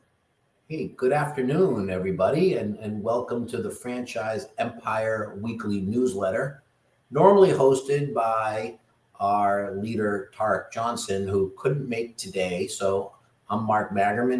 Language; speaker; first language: English; native; English